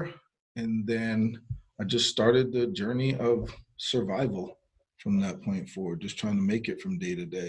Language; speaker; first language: English; early bilingual, other home language; Spanish